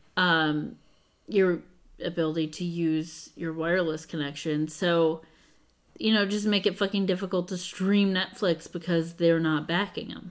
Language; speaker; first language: English; native; English